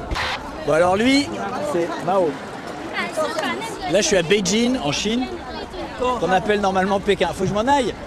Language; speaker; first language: French; native; French